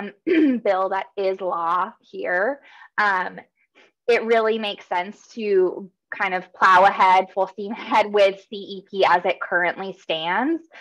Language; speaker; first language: English; native; English